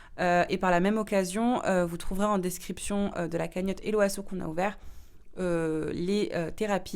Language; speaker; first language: French; native; French